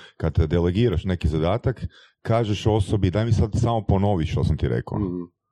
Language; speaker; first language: Croatian; native; Croatian